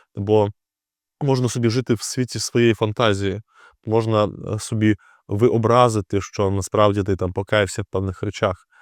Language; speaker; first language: Ukrainian; native; Ukrainian